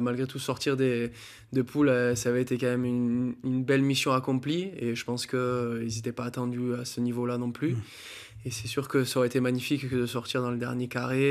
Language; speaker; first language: French; native; French